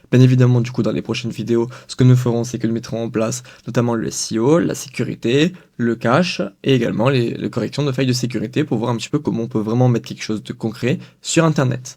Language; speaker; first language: French; native; French